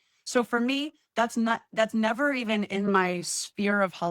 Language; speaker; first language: English; native; English